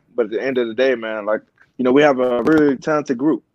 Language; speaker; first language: English; native; English